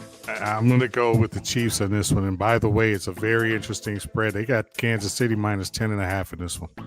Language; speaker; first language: English; native; English